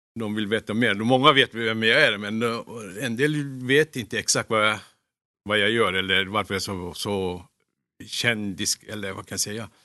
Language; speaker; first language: Swedish; non-native, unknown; Turkish